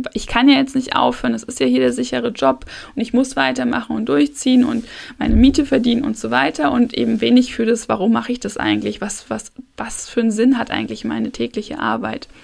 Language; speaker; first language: German; native; German